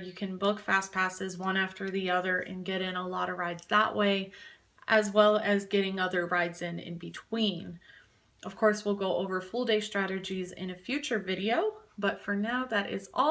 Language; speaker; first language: English; native; English